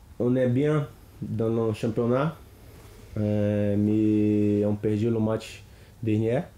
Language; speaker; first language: French; non-native, learner; Portuguese